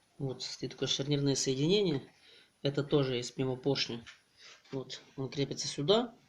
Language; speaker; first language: Russian; non-native, local second language; Ukrainian